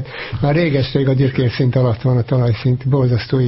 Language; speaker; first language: Hungarian; native; Hungarian